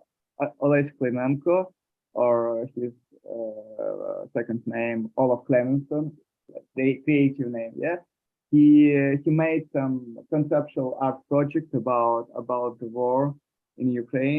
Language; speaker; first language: English; non-native, learner; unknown